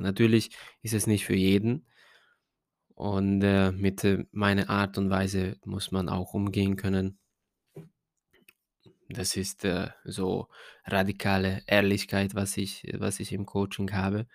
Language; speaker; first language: German; non-native, fluent; Hungarian